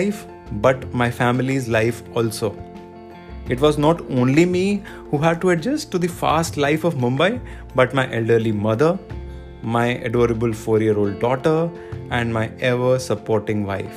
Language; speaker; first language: English; non-native, local second language; Hindi